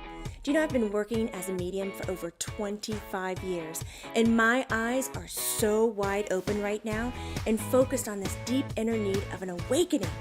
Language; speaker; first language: English; native; English